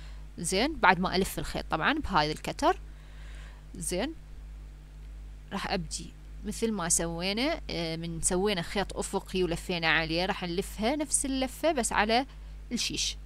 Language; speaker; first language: Arabic; native; Arabic